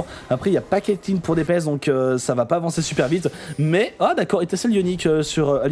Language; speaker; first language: French; native; French